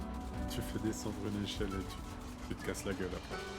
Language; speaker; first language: French; native; French